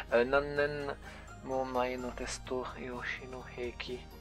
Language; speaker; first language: Japanese; non-native, learner; French